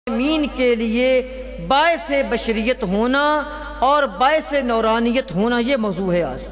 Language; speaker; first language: Urdu; non-native, local second language; Punjabi